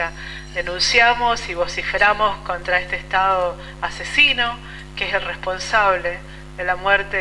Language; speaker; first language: Spanish; native; Spanish